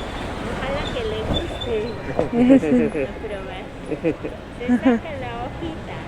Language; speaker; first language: Spanish; native; Spanish